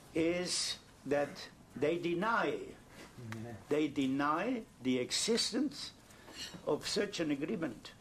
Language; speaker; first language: English; non-native, fluent; German